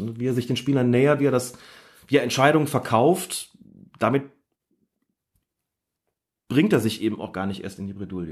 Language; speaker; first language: German; native; German